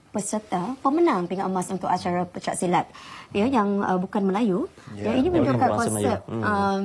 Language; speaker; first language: Malay; native; Malay